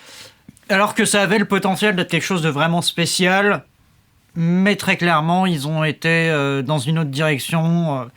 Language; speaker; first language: French; native; French